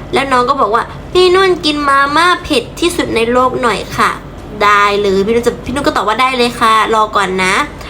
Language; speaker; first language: Thai; native; Thai